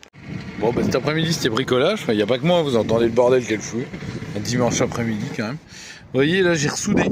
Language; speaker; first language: French; native; French